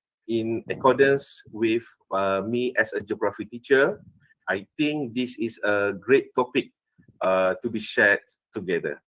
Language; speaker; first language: English; non-native, fluent; Malay